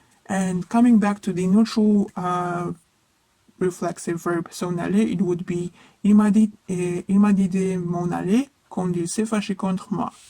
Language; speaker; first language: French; non-native, fluent; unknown